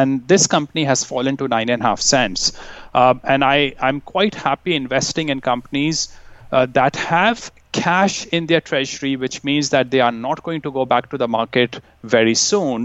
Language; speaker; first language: English; non-native, local second language; Hindi